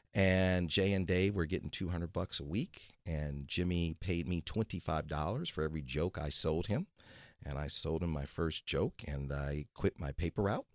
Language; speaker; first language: English; native; English